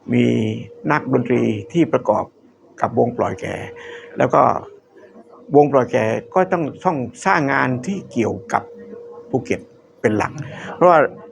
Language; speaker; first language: Thai; native; Thai